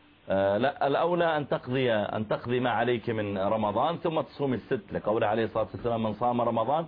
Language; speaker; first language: Arabic; native; Arabic